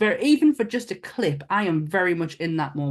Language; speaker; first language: English; native; English